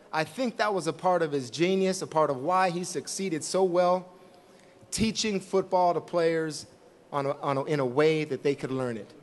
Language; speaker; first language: English; native; English